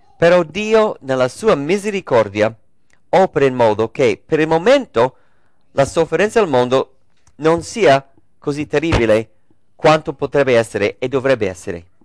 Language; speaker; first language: Italian; early bilingual, heritage; English